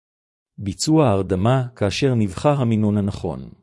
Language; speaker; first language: Hebrew; native; Hebrew